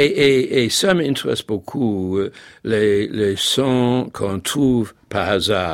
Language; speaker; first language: French; non-native, fluent; English